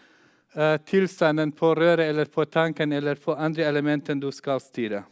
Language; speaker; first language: Norwegian; non-native, fluent; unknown